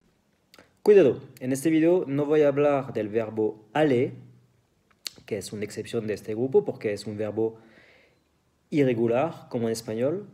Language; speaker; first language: Spanish; non-native, fluent; French